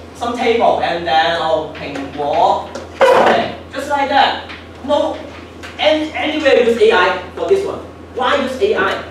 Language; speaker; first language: English; non-native, local second language; Chinese